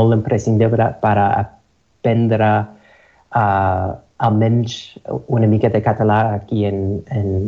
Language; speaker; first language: Catalan; non-native, learner; English